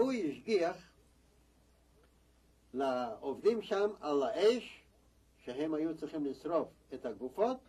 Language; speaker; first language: Hebrew; non-native, fluent; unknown